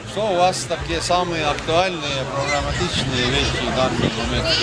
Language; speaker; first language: Russian; non-native, fluent; Estonian